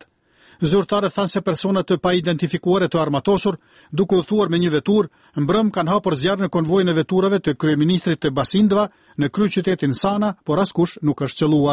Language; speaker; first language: Albanian; native; Albanian